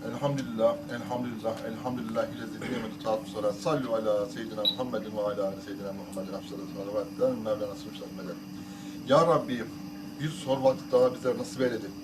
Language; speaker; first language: Turkish; native; Turkish